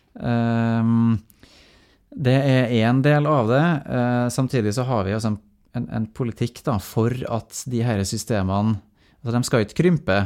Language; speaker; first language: Norwegian; native; Norwegian